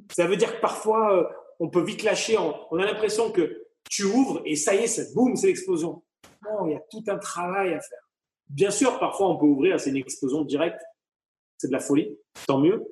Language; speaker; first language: French; native; French